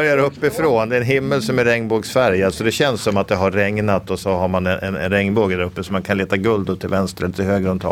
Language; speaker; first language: Swedish; native; Swedish